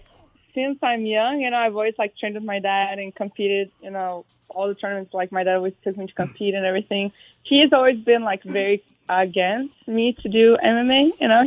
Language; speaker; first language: English; native; English